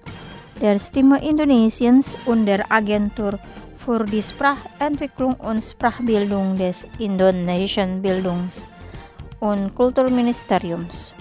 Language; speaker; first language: German; non-native, fluent; Indonesian